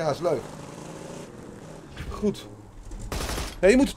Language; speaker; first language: Dutch; native; Dutch